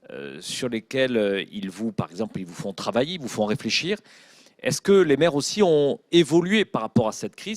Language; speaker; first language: French; native; French